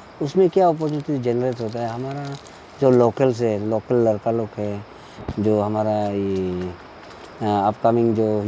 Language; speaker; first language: Hindi; non-native, local second language; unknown